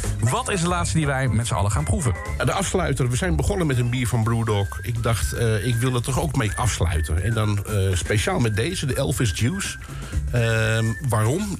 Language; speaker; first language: Dutch; native; Dutch